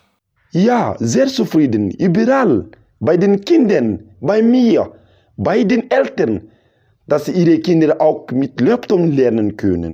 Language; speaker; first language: German; non-native, local second language; Bambara